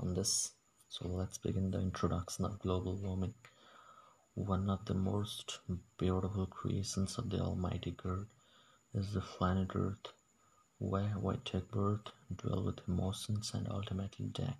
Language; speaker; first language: English; non-native, local second language; Odia